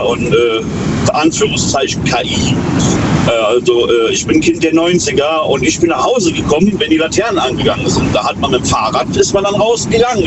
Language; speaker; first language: German; native; German